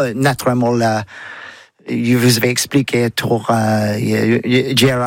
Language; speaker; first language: French; non-native, learner; English